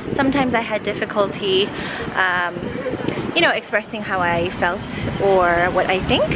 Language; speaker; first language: English; native; English